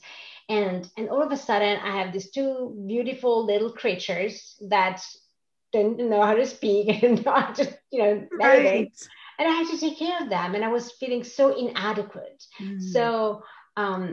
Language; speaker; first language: English; non-native, fluent; Italian